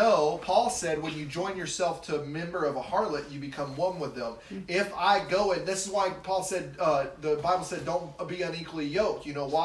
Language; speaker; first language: English; native; English